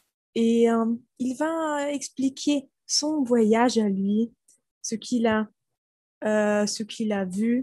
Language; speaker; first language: French; non-native, fluent; German